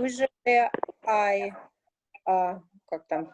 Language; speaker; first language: English; non-native, learner; Russian